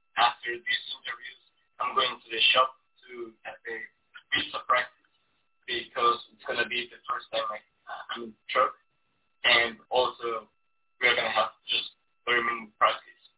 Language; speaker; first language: English; non-native, fluent; Spanish